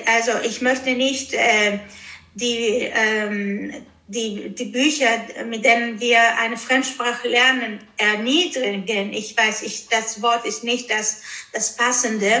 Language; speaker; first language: German; early bilingual, other home language; Greek